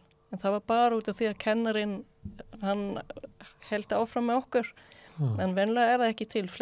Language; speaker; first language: Icelandic; non-native, fluent; Swedish